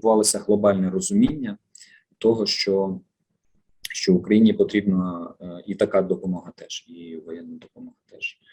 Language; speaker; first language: Ukrainian; native; Ukrainian